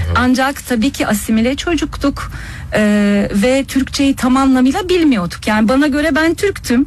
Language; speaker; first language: Turkish; early bilingual, heritage; Turkish